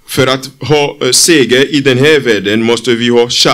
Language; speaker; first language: Swedish; non-native, fluent; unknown